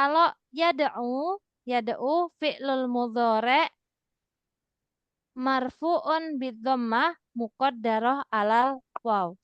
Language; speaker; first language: Arabic; non-native, fluent; Indonesian